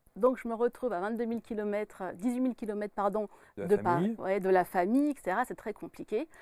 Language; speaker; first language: French; native; French